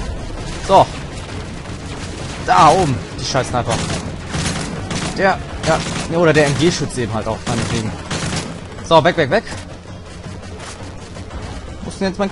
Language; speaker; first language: German; native; German